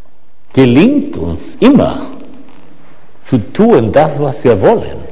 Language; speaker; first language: German; non-native, fluent; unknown